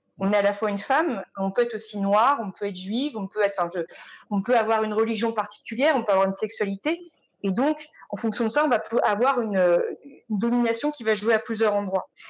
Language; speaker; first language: French; native; French